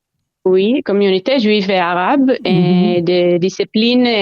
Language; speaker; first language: French; non-native, learner; Hebrew